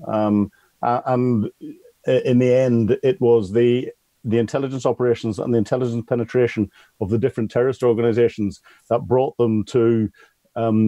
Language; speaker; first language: English; native; English